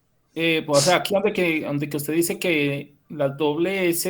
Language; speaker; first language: Spanish; native; Spanish